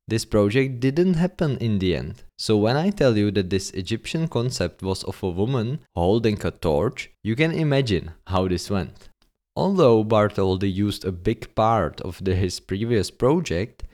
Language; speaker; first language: English; non-native, fluent; Czech